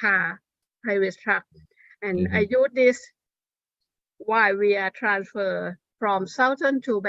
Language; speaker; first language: English; non-native, learner; Thai